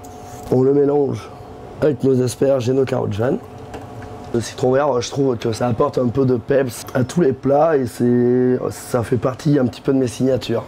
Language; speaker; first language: French; native; French